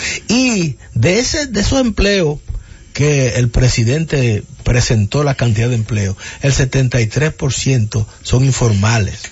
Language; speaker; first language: Spanish; native; Spanish